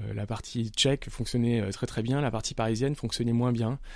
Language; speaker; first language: French; native; French